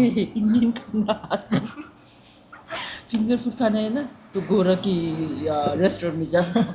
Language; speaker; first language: Hindi; non-native, learner; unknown